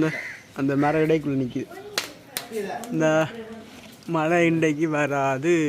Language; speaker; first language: Tamil; native; Tamil